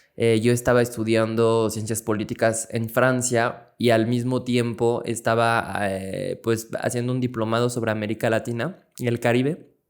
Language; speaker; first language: Spanish; non-native, fluent; French